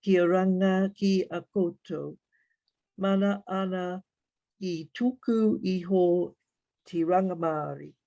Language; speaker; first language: Māori; non-native, learner; English